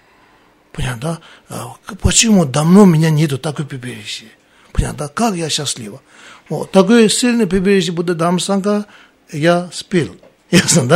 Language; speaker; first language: Russian; non-native, learner; Tibetan